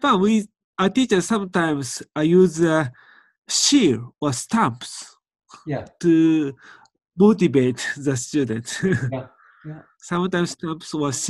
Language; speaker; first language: English; non-native, learner; Japanese